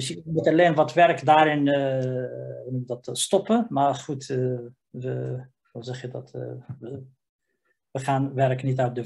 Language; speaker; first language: Dutch; non-native, fluent; Riffian